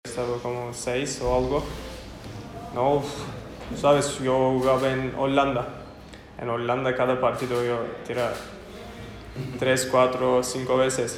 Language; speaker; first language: Spanish; non-native, learner; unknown